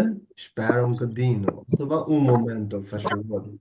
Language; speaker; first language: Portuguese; non-native, fluent; Bangla